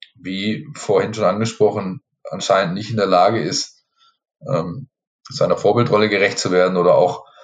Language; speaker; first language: German; native; German